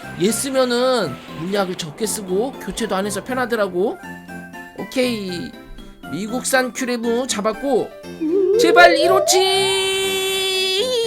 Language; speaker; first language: Korean; native; Korean